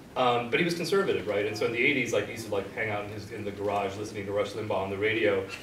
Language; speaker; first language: English; native; English